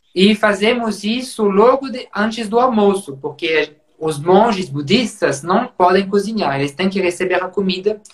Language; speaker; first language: Portuguese; non-native, fluent; French